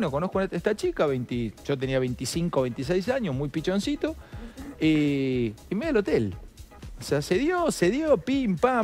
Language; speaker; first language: Spanish; native; Spanish